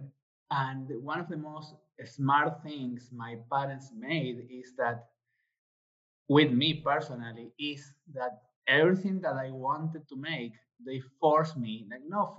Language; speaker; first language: English; non-native, fluent; Spanish